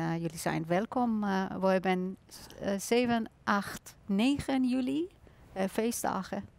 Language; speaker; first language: Dutch; non-native, learner; Persian